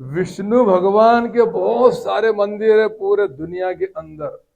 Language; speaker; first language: Hindi; non-native, local second language; Marathi